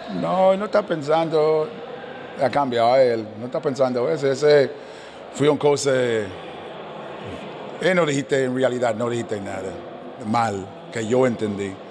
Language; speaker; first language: Spanish; non-native, learner; English